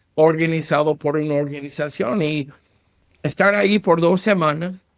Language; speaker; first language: Spanish; non-native, learner; English